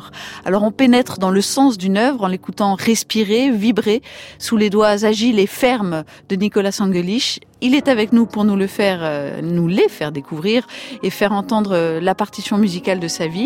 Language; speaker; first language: French; native; French